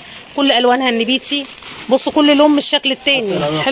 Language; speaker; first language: Arabic; native; Arabic